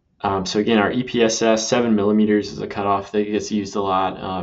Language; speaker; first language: English; native; English